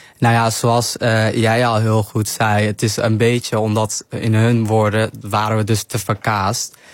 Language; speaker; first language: Dutch; early bilingual, other home language; Somali